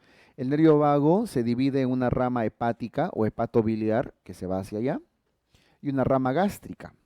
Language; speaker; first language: Spanish; native; Spanish